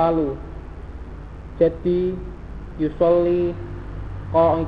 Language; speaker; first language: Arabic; non-native, learner; Indonesian